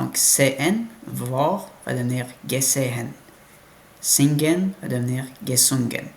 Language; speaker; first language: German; non-native, learner; French